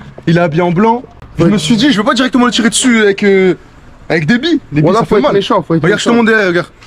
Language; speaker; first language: French; native; French